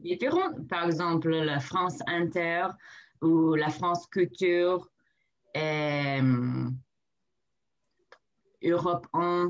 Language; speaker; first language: French; non-native, learner; English